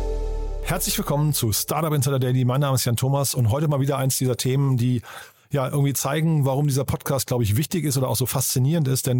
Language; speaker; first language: German; native; German